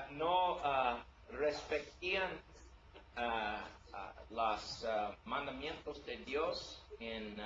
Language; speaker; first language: Spanish; non-native, learner; English